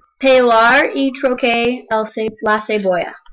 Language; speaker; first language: Spanish; non-native, learner; English